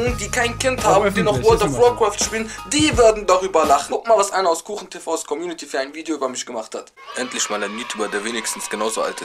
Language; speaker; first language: German; native; German